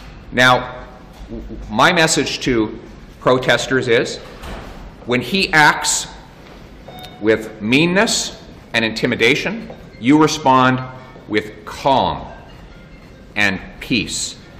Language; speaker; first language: English; native; English